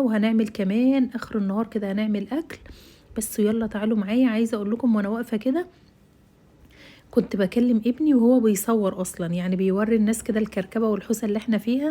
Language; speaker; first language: Arabic; native; Arabic